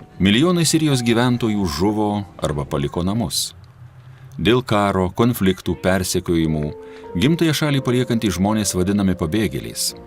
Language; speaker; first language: Lithuanian; native; Lithuanian